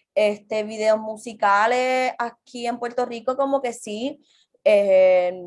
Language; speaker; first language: Spanish; native; Spanish